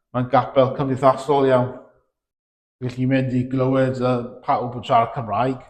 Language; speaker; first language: Welsh; native; Welsh